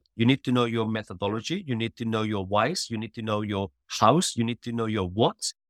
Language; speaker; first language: English; non-native, fluent; Spanish